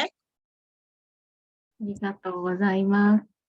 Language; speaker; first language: Japanese; native; Japanese